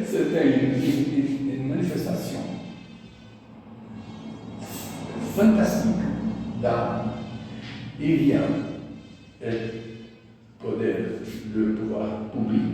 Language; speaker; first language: French; non-native, learner; Portuguese